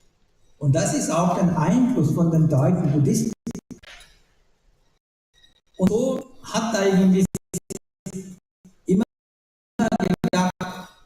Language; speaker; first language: German; non-native, learner; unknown